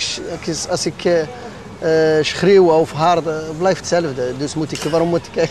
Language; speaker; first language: Dutch; non-native, learner; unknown